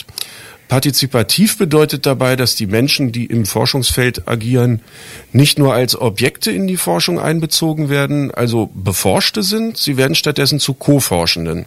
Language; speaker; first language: German; native; German